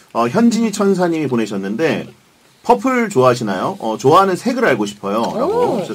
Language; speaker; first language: Korean; native; Korean